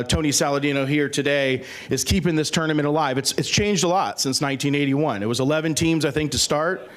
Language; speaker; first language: English; native; English